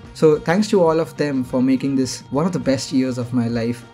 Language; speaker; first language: English; non-native, local second language; Hindi